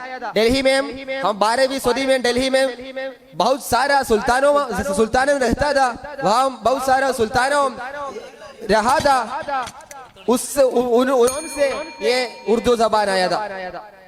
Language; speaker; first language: Hindi; non-native, local second language; Malayalam